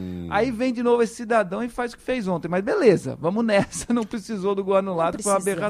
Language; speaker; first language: Portuguese; native; Portuguese